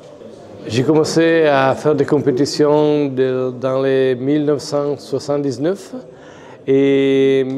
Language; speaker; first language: French; non-native, fluent; Italian